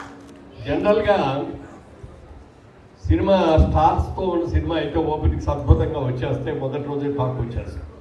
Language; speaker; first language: Telugu; native; Telugu